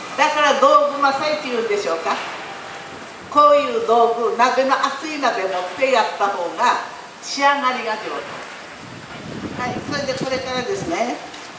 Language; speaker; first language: Japanese; native; Japanese